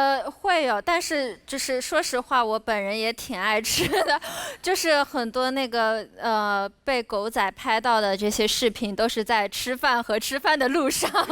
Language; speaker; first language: Chinese; native; Chinese